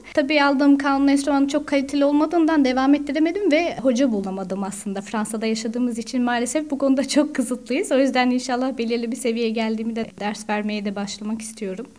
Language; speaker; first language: Turkish; early bilingual, heritage; Turkish